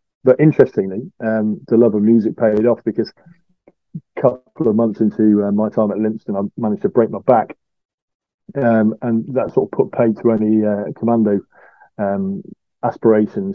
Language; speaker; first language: English; native; English